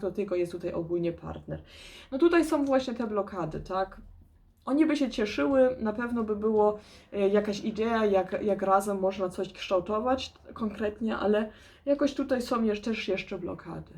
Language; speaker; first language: Polish; early bilingual, heritage; Polish